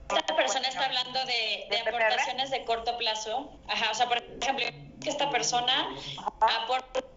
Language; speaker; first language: Spanish; native; Spanish